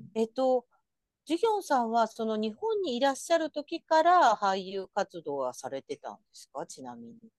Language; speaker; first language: Japanese; native; Japanese